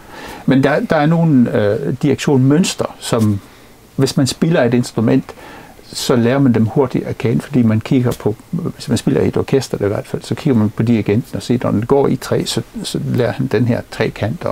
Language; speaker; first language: Danish; non-native, fluent; English